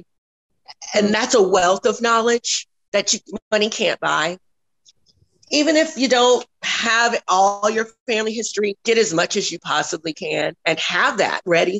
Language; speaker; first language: English; native; English